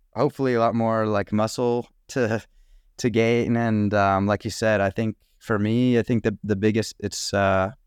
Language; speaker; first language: English; native; English